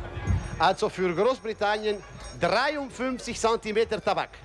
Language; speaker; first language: German; non-native, fluent; Italian